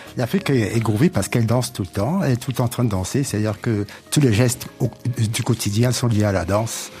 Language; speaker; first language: French; non-native, local second language; Duala